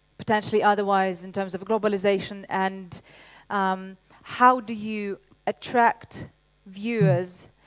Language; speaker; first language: English; non-native, fluent; Ukrainian